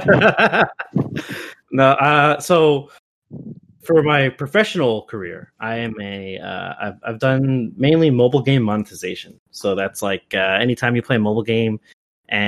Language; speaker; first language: English; native; English